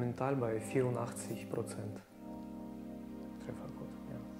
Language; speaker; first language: German; non-native, learner; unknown